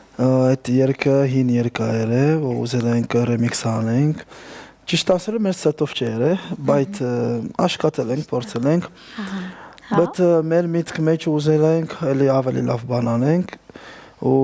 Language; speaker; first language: Armenian; non-native, learner; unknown